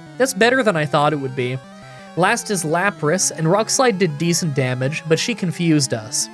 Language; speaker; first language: English; native; English